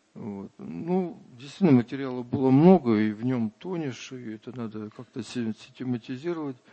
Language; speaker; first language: Russian; native; Russian